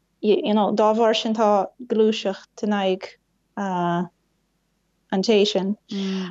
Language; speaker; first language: Irish; non-native, fluent; Portuguese